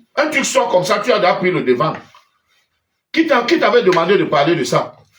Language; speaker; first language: French; native; French